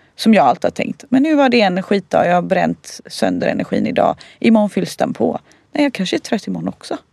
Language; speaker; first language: Swedish; early bilingual, other home language; Bosnian